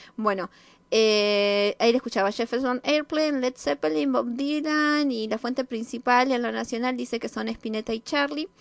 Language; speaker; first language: Spanish; native; Spanish